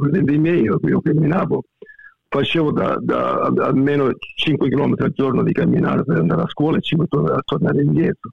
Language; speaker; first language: Italian; native; Italian